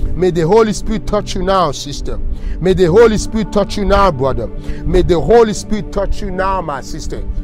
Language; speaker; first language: English; non-native, fluent; Haitian Creole